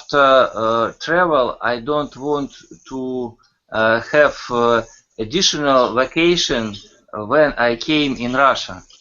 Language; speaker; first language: English; non-native, learner; Russian